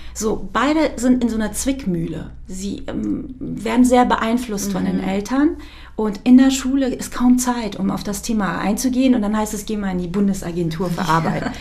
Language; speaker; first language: German; early bilingual, other home language; Kurdish